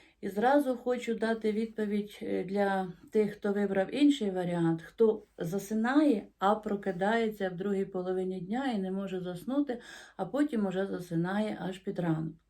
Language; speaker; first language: Ukrainian; non-native, local second language; Russian